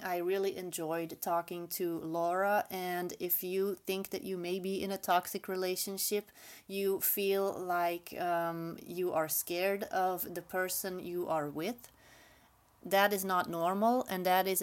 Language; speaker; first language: English; non-native, fluent; Dutch